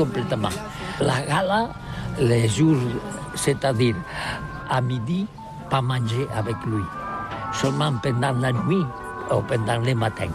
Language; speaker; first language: French; non-native, learner; Catalan